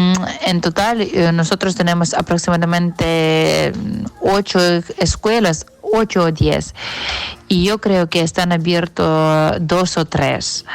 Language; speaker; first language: Spanish; non-native, fluent; Ukrainian